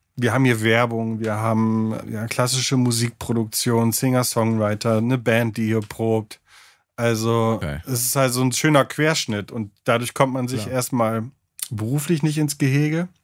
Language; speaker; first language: German; native; German